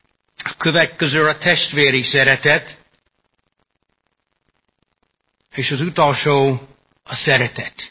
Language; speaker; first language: Hungarian; non-native, fluent; English